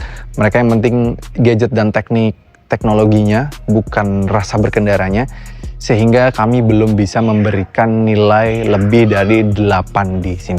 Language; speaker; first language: Indonesian; native; Indonesian